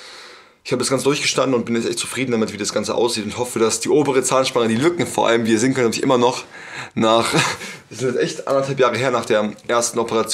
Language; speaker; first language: German; native; German